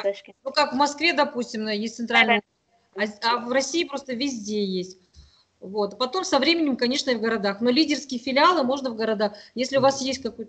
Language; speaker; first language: Russian; native; Russian